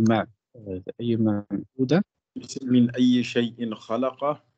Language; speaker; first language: Arabic; non-native, learner; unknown